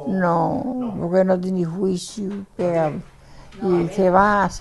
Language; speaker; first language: Spanish; native; Spanish